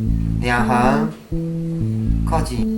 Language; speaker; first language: Chinese; native; Chinese